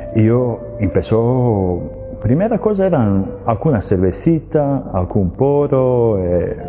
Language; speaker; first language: Spanish; non-native, fluent; Serbian